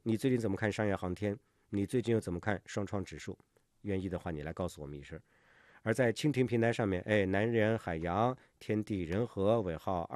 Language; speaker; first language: Chinese; native; Chinese